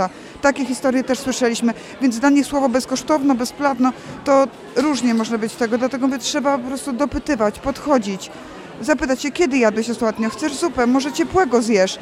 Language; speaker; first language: Polish; native; Polish